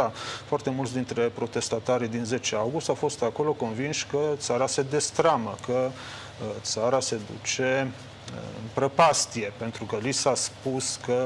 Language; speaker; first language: Romanian; native; Romanian